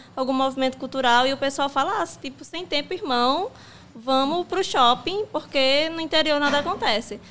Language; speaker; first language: Portuguese; native; Portuguese